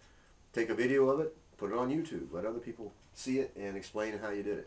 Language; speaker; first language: English; native; English